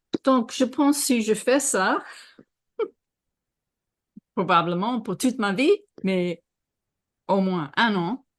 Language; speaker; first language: French; non-native, fluent; English